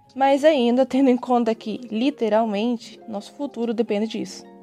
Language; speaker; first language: Portuguese; early bilingual, other home language; Spanish